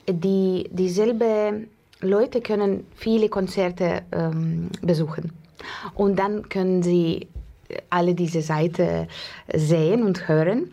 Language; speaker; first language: German; non-native, learner; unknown